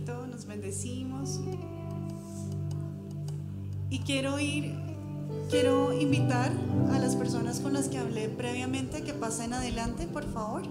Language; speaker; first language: Spanish; native; Spanish